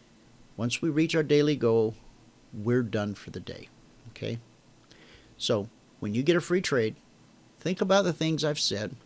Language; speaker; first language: English; native; English